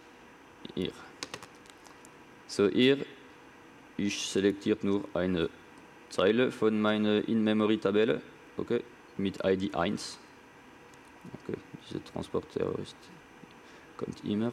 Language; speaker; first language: German; non-native, learner; French